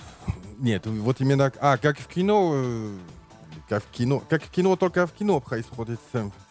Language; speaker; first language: Russian; non-native, learner; French